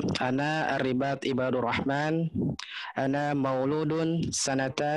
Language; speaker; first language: Arabic; non-native, learner; Indonesian